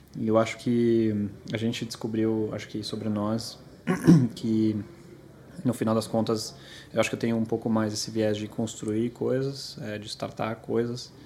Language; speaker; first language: Portuguese; early bilingual, other home language; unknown